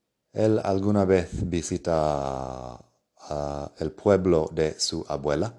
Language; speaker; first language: Spanish; non-native, fluent; English